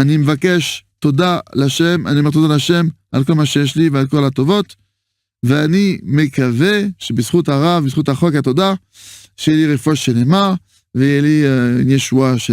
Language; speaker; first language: Hebrew; non-native, fluent; French